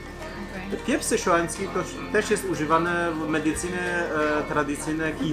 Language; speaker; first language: Polish; non-native, fluent; Chinese